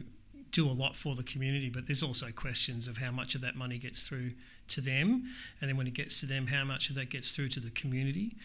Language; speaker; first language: English; native; English